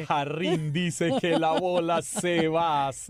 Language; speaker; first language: Spanish; native; Spanish